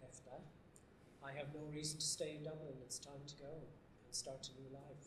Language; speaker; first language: English; native; English